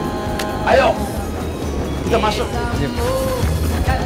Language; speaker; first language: Indonesian; non-native, fluent; English